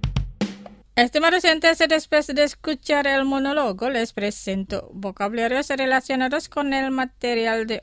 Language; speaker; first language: Spanish; non-native, fluent; Indonesian